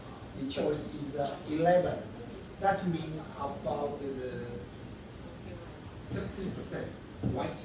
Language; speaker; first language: English; non-native, learner; Chinese